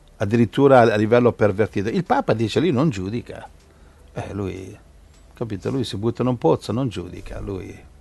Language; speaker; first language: Italian; native; Italian